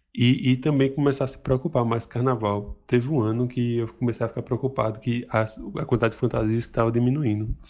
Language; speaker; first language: Portuguese; native; Portuguese